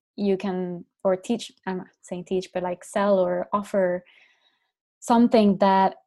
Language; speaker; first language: English; non-native, fluent; Finnish